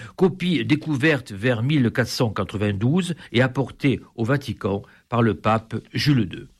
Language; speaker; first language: French; native; French